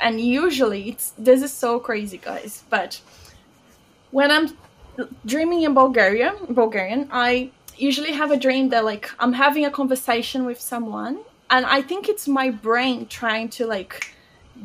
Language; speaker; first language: English; non-native, fluent; Bulgarian